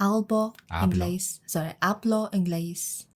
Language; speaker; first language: Spanish; non-native, learner; Mongolian